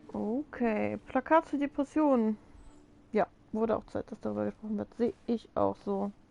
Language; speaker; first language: German; native; German